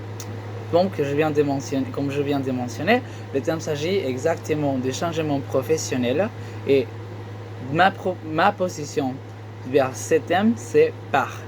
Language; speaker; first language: French; non-native, learner; Spanish